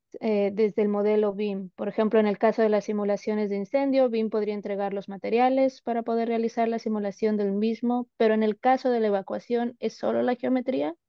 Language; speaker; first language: Spanish; native; Spanish